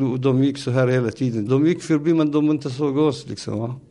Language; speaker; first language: Swedish; non-native, learner; Turoyo